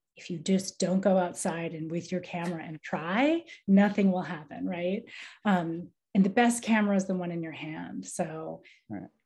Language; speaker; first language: English; native; English